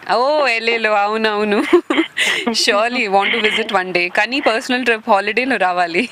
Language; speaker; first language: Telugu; non-native, local second language; Marwari